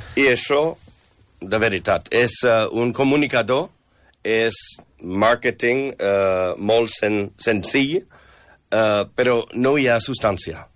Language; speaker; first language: Catalan; non-native, fluent; English